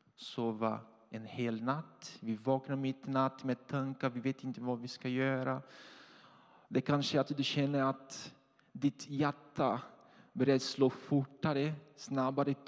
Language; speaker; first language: Swedish; non-native, fluent; Portuguese